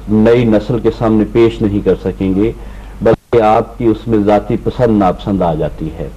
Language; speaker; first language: Urdu; non-native, local second language; Punjabi